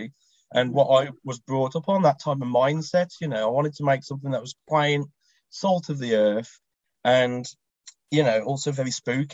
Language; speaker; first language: English; native; English